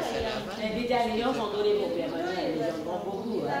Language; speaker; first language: French; non-native, local second language; Burmese